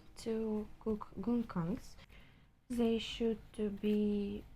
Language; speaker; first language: English; non-native, learner; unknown